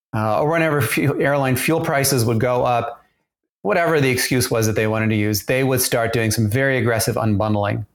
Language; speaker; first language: English; early bilingual, other home language; German